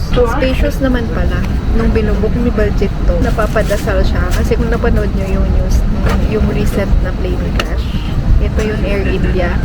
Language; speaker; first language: Filipino; native; Filipino